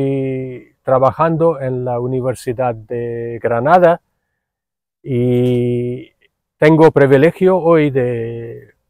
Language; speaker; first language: Spanish; non-native, fluent; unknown